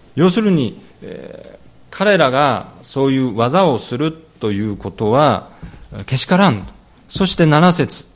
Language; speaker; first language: Japanese; native; Japanese